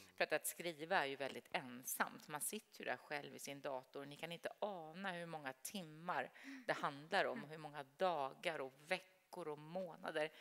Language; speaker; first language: Swedish; native; Swedish